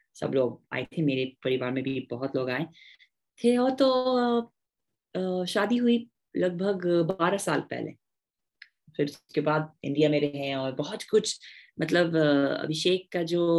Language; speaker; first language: Hindi; non-native, fluent; English